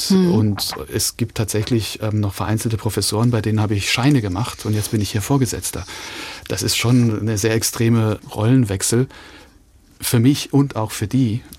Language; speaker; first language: German; native; German